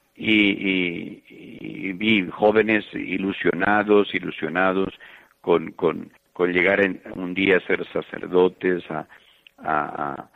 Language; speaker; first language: Spanish; native; Spanish